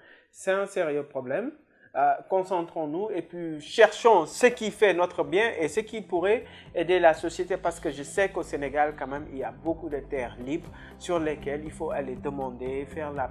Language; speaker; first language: French; non-native, local second language; Wolof